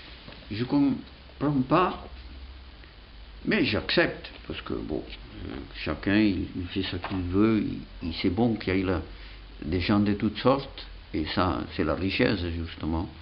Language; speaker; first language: French; non-native, fluent; Catalan